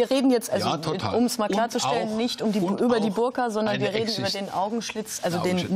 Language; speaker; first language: German; native; German